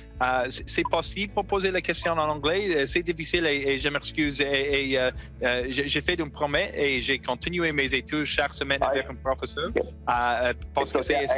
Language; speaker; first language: French; non-native, local second language; English